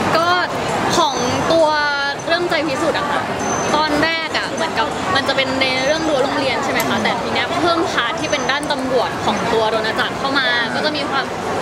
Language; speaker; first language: Thai; native; Thai